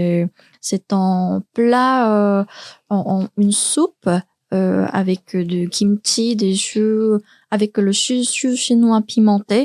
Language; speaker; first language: French; non-native, learner; Korean